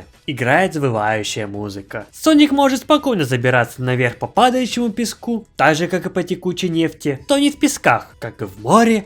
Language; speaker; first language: Russian; native; Russian